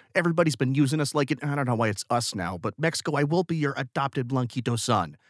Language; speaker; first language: English; native; English